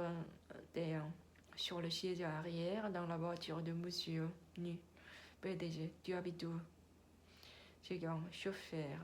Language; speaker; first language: French; non-native, learner; Korean